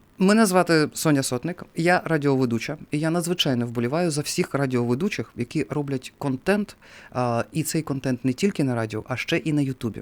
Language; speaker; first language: Ukrainian; native; Ukrainian